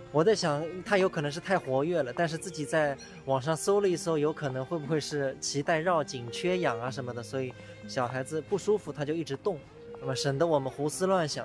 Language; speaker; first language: Chinese; non-native, local second language; Wu Chinese